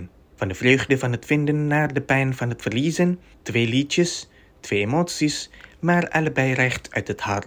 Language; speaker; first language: Dutch; non-native, fluent; Indonesian